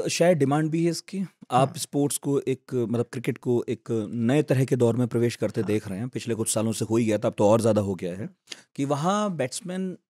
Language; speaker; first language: Hindi; native; Hindi